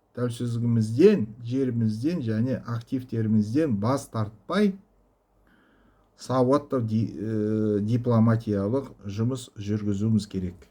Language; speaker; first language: Kazakh; non-native, local second language; Russian